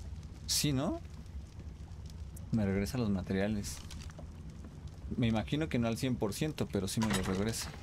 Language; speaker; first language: Spanish; native; Spanish